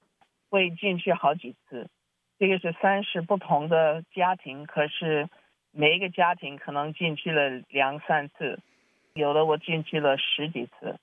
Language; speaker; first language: Chinese; early bilingual, heritage; Chinese